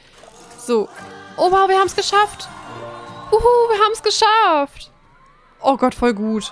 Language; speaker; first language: German; native; German